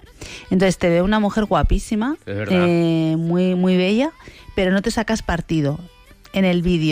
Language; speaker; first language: Spanish; native; Spanish